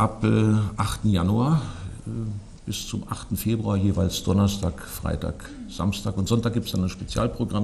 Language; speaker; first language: German; native; German